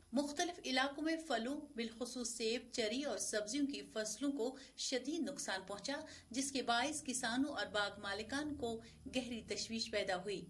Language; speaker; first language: Urdu; non-native, local second language; Kashmiri